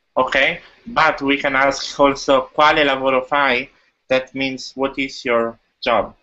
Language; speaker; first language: English; non-native, fluent; Italian